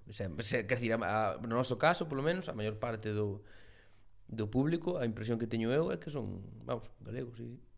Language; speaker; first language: Galician; native; Galician